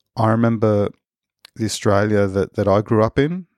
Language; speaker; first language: English; early bilingual, other home language; Spanish